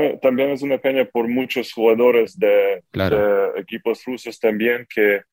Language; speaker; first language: Spanish; non-native, learner; Ukrainian